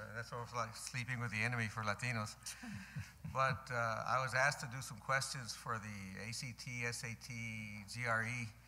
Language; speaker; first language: English; early bilingual, other home language; Spanish